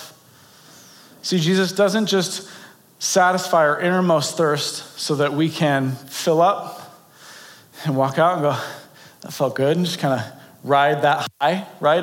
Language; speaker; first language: English; native; English